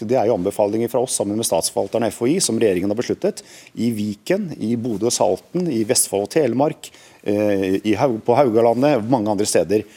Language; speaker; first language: Norwegian; native; Norwegian